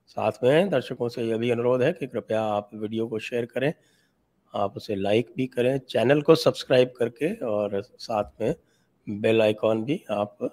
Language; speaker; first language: Hindi; native; Hindi